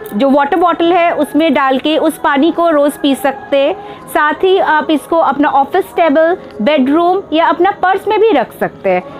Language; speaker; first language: Hindi; non-native, local second language; Bangla